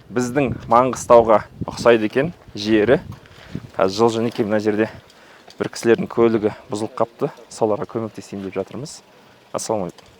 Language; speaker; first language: Kazakh; native; Kazakh